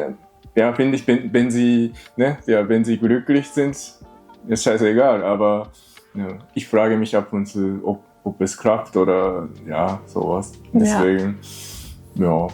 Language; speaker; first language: German; non-native, learner; Japanese